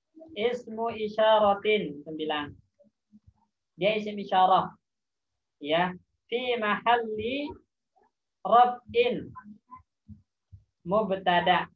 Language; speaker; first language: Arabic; non-native, fluent; Indonesian